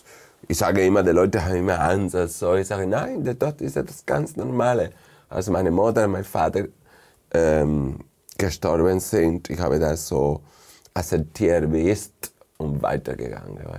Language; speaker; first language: German; non-native, fluent; Spanish